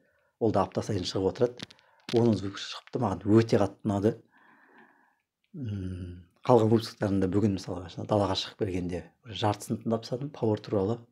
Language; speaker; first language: Kazakh; native; Kazakh